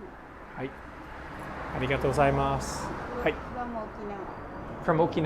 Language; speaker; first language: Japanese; non-native, learner; English